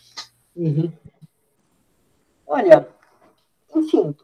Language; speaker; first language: Portuguese; native; Portuguese